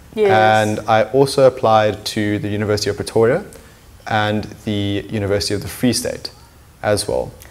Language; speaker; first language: English; native; English